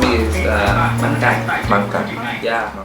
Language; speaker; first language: English; non-native, learner; Vietnamese